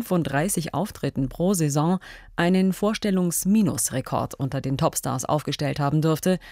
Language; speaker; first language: German; native; German